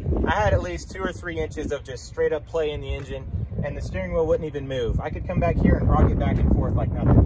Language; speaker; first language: English; native; English